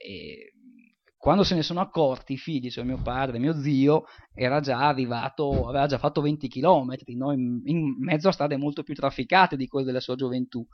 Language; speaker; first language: Italian; native; Italian